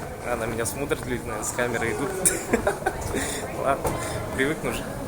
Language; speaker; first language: Russian; native; Russian